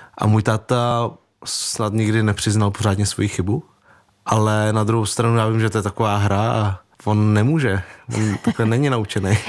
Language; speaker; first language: Czech; early bilingual, other home language; Vietnamese